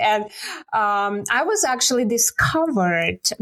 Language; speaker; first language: English; non-native, learner; Russian